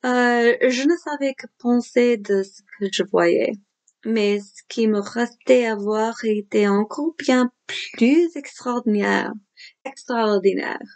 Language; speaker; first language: French; non-native, fluent; English